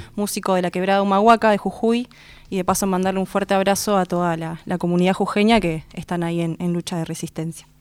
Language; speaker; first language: Spanish; native; Spanish